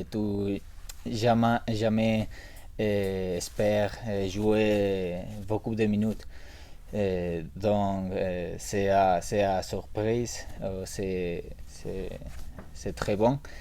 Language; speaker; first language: French; non-native, learner; Spanish